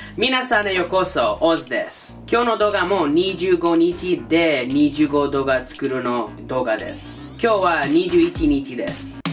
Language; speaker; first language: Japanese; non-native, fluent; English